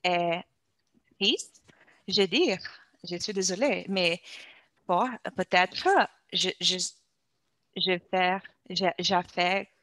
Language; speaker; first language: French; non-native, learner; Portuguese